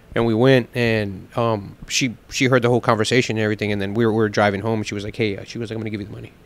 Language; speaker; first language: English; native; English